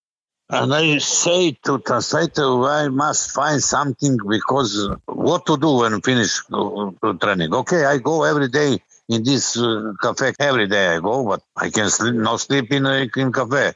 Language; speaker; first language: English; non-native, learner; Serbian